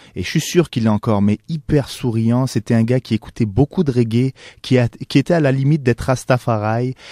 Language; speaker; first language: French; non-native, local second language; Arabic